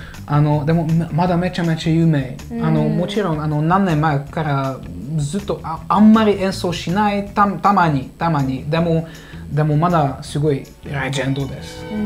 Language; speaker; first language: Japanese; non-native, fluent; Hungarian